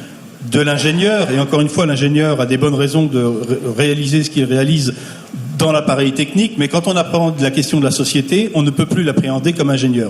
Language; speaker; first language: French; native; French